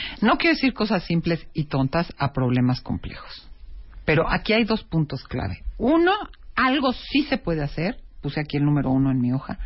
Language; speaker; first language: Spanish; native; Spanish